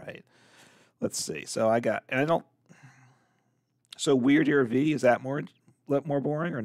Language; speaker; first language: English; native; English